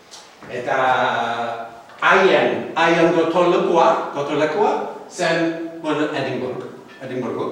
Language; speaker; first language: Basque; non-native, fluent; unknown